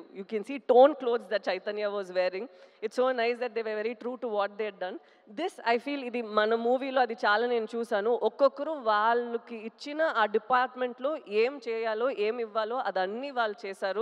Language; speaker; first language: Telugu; non-native, local second language; Tamil